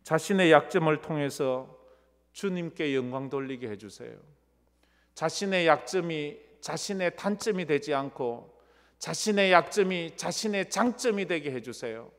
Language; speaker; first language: Korean; native; Korean